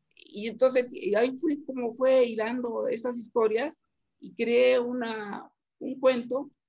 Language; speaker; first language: Spanish; native; Spanish